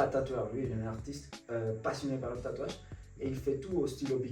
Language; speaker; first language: French; non-native, fluent; Spanish